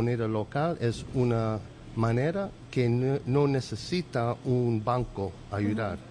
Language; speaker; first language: Spanish; non-native, learner; English